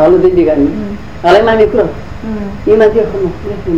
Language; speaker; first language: Greek; native; Greek